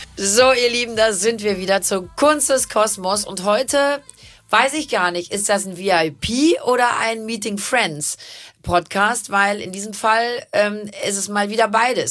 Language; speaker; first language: German; native; German